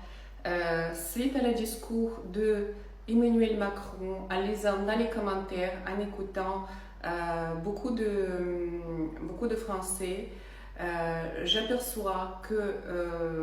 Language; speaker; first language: French; non-native, fluent; Russian